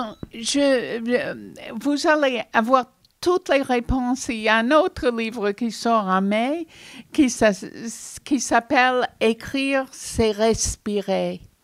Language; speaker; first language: French; non-native, fluent; English